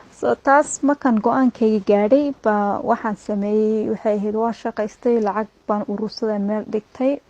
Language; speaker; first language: Somali; early bilingual, heritage; Somali